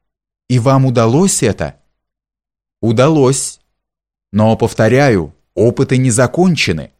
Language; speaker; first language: Russian; native; Russian